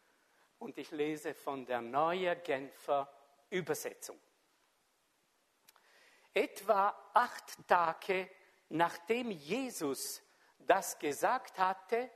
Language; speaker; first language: German; non-native, fluent; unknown